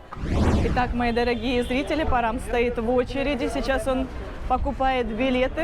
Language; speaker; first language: Russian; native; Russian